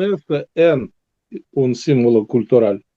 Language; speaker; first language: Spanish; non-native, learner; Russian